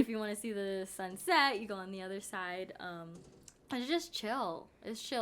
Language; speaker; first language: English; native; English